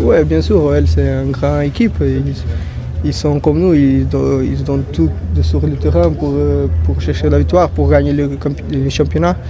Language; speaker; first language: French; non-native, fluent; Portuguese